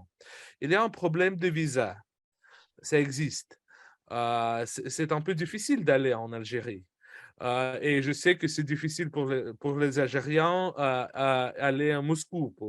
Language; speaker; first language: French; non-native, fluent; Russian